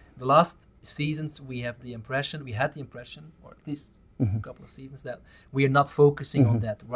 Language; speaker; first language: English; non-native, fluent; Dutch